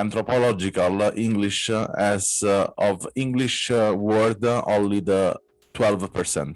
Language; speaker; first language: English; non-native, fluent; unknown